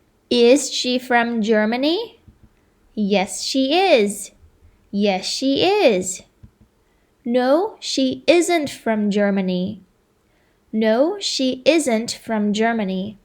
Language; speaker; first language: English; non-native, fluent; Thai